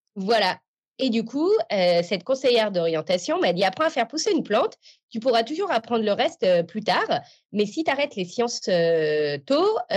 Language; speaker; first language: French; native; French